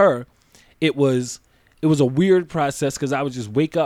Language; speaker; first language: English; native; English